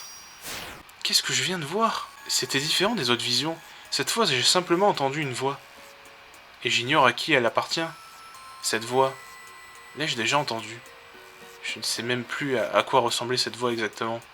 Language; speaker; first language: French; native; French